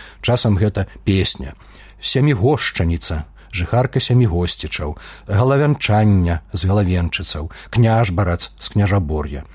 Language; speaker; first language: Belarusian; native; Belarusian